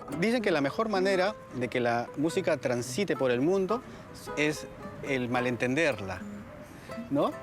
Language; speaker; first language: Spanish; native; Spanish